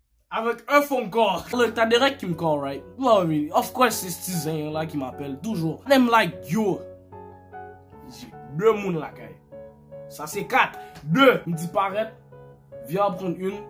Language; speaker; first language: French; early bilingual, heritage; French